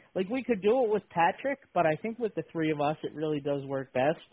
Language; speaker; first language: English; native; English